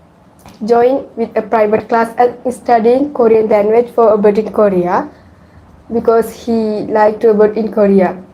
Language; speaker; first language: English; non-native, learner; Sinhala